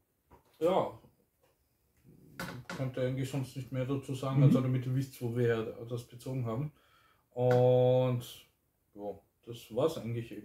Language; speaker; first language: German; native; German